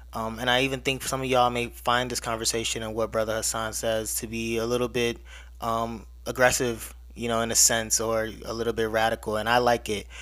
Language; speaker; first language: English; early bilingual, other home language; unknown